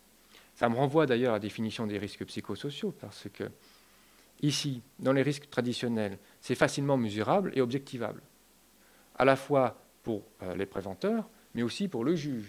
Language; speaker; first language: French; native; French